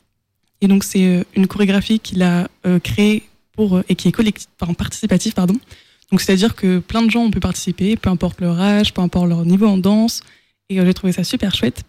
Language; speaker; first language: French; native; French